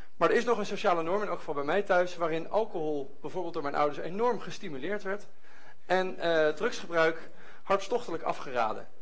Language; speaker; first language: Dutch; native; Dutch